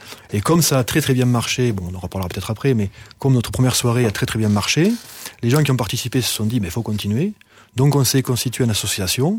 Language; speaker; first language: French; native; French